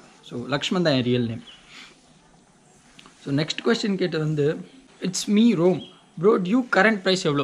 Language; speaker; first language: Tamil; non-native, local second language; Hindi